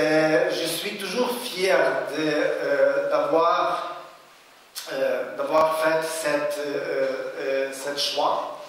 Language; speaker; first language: French; non-native, fluent; Ukrainian